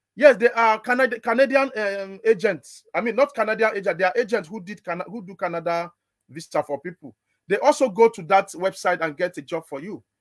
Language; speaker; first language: English; non-native, local second language; Igbo